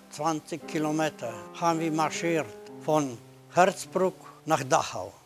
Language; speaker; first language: German; non-native, learner; Polish